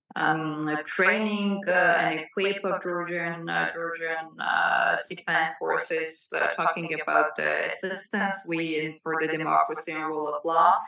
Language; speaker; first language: English; non-native, fluent; Georgian